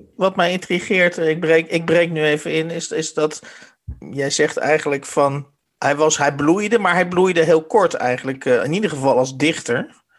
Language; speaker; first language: Dutch; native; Dutch